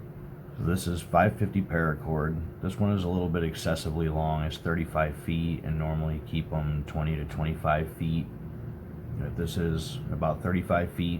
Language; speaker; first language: English; native; English